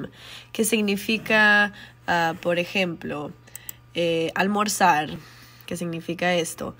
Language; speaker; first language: Spanish; early bilingual, heritage; Spanish